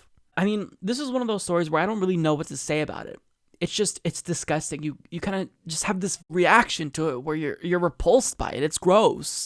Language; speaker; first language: English; native; English